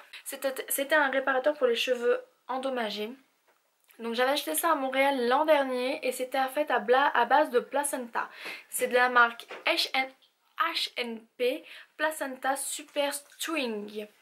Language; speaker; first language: French; native; French